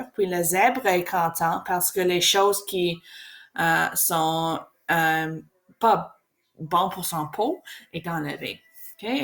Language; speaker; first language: French; non-native, learner; English